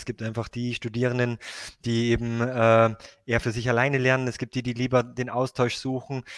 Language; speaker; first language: German; native; German